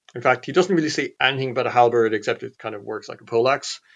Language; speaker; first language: English; native; English